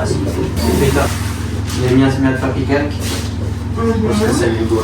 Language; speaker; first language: French; early bilingual, other home language; Armenian